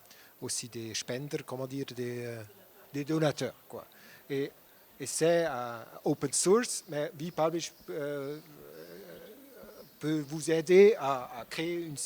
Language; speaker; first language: French; non-native, local second language; German